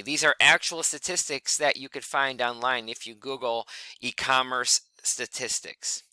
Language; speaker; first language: English; native; English